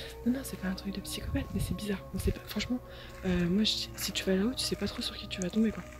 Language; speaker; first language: French; native; French